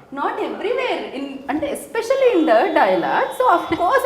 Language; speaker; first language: Telugu; native; Telugu